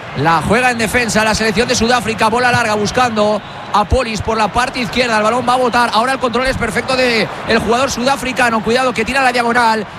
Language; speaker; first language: Spanish; native; Spanish